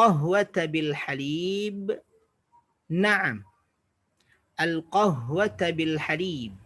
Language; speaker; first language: Arabic; non-native, fluent; Indonesian